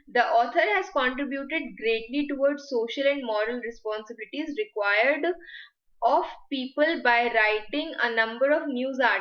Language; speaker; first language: English; non-native, local second language; Hindi